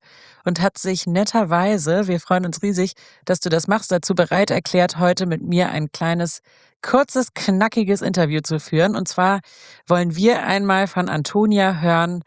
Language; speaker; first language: German; native; German